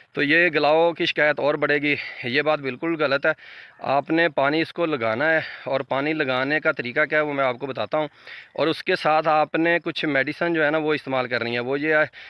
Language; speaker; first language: Urdu; native; Urdu